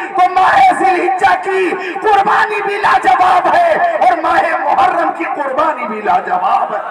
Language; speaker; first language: Urdu; native; Urdu